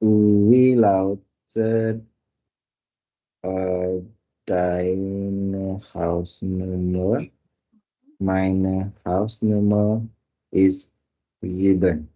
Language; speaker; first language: German; non-native, learner; Indonesian